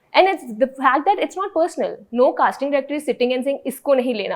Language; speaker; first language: English; non-native, local second language; Hindi